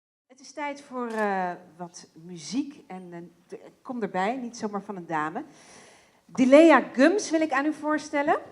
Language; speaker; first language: Dutch; native; Dutch